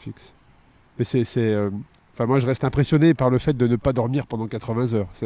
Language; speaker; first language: French; native; French